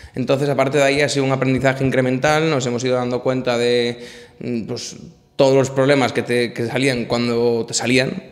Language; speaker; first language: Spanish; native; Spanish